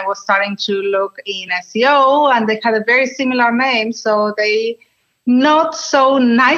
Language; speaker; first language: English; non-native, fluent; Spanish